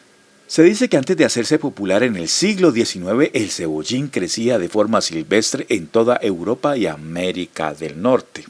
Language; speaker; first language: Spanish; native; Spanish